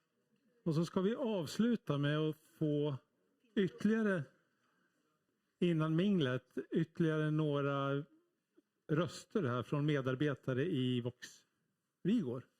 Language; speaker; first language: Swedish; native; Swedish